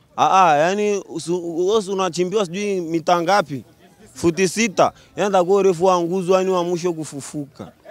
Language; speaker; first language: Swahili; native; Swahili